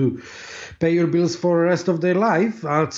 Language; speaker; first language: English; non-native, fluent; Polish